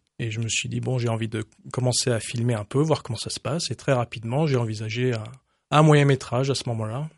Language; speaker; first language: French; early bilingual, heritage; English